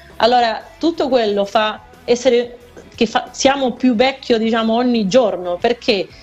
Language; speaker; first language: Italian; non-native, fluent; Spanish